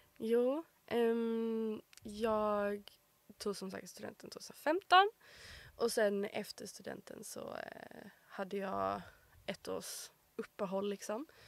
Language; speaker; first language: Swedish; native; Swedish